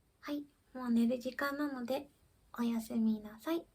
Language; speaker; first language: Japanese; early bilingual, heritage; Japanese